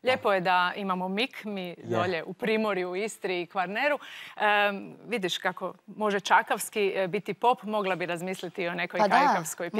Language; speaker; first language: Croatian; native; Croatian